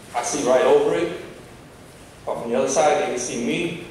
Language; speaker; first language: English; native; English